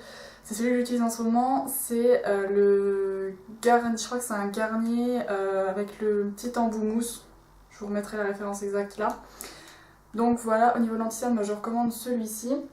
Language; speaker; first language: French; native; French